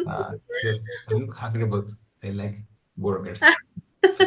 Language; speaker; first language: English; non-native, learner; Spanish